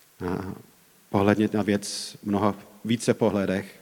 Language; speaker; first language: Czech; non-native, fluent; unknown